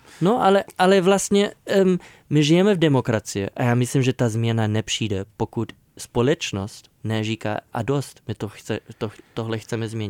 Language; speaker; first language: Czech; non-native, fluent; German